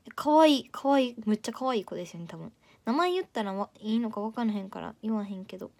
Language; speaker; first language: Japanese; native; Japanese